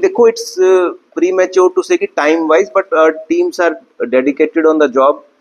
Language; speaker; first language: Hindi; non-native, local second language; Punjabi